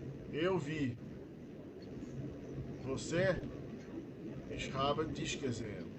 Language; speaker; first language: German; non-native, fluent; Portuguese